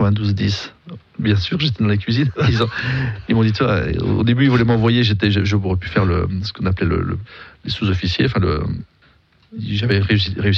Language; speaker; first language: French; native; French